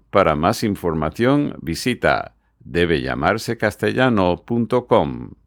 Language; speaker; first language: Spanish; non-native, fluent; English